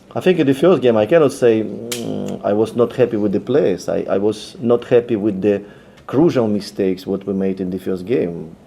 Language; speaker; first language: English; non-native, learner; Ukrainian